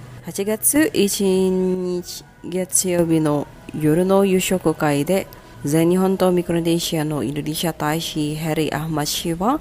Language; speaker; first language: Japanese; non-native, fluent; Indonesian